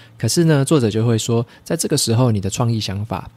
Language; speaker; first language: Chinese; native; Chinese